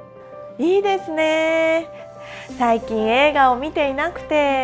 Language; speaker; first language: Japanese; non-native, fluent; Korean